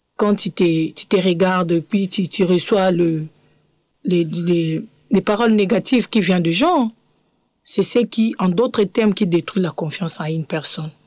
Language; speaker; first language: French; non-native, local second language; Lingala